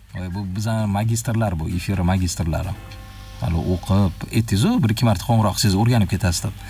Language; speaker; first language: Uzbek; native; Uzbek